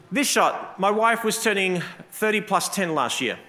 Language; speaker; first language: English; native; English